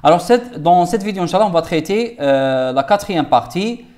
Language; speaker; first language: French; non-native, local second language; Arabic